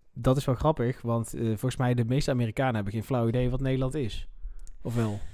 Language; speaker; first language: Dutch; native; Dutch